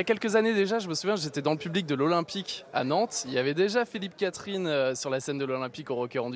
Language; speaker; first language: French; native; French